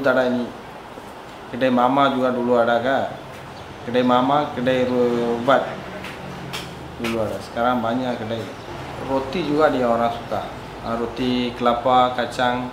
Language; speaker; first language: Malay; non-native, learner; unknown